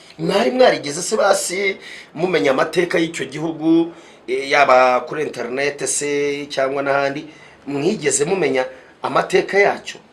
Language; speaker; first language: Kinyarwanda; native; Kinyarwanda